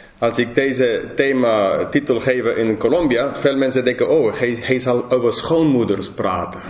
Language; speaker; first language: Dutch; non-native, fluent; English